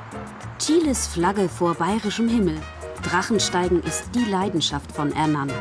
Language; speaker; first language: German; native; German